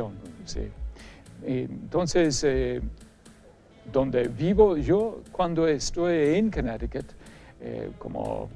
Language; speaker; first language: Spanish; non-native, fluent; English